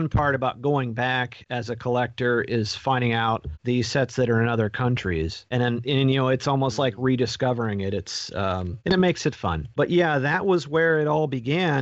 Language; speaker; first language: English; native; English